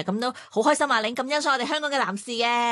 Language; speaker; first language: Cantonese; native; Cantonese